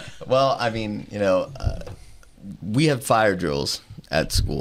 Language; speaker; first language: English; native; English